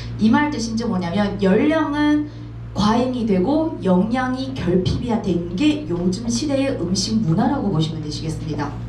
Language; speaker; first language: Korean; native; Korean